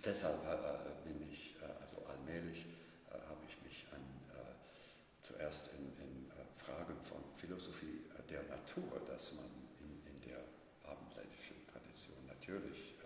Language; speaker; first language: German; non-native, fluent; English